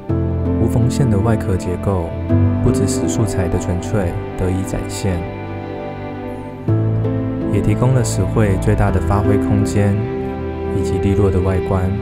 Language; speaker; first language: Chinese; native; Chinese